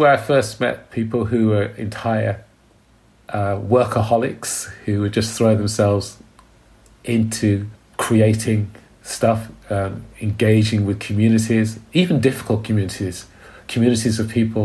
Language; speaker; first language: English; native; English